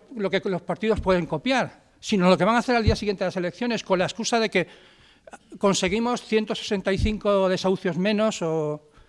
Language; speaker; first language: Spanish; native; Spanish